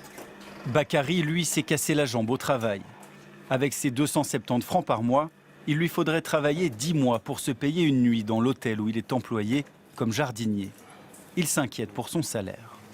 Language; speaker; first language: French; native; French